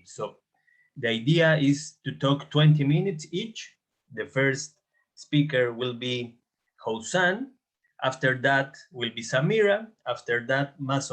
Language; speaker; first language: English; non-native, fluent; Spanish